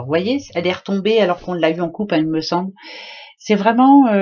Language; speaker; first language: French; native; French